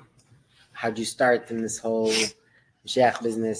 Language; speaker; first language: English; native; English